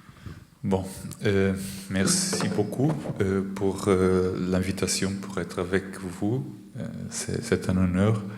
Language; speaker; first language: French; non-native, fluent; Portuguese